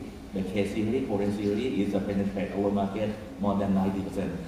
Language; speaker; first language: English; non-native, fluent; Thai